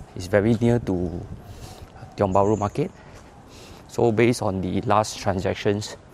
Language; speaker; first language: English; non-native, local second language; Chinese